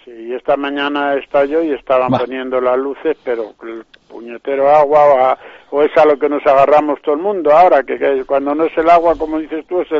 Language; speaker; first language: Spanish; native; Spanish